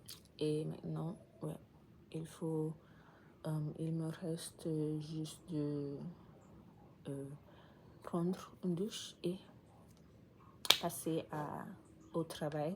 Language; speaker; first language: French; non-native, learner; English